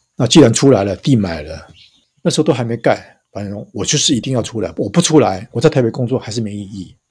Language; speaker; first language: Chinese; native; Chinese